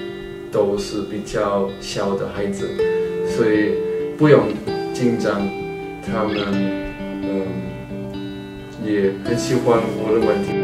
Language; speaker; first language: Chinese; non-native, fluent; German